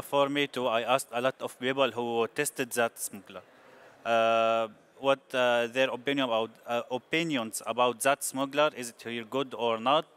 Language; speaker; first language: English; non-native, learner; Arabic